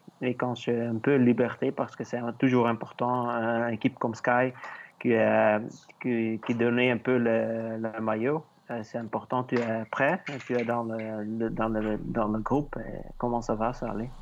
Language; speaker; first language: French; non-native, learner; Dutch